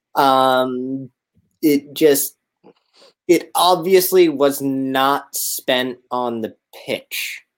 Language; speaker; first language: English; native; English